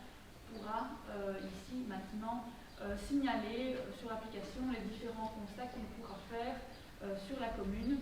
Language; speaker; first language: French; native; French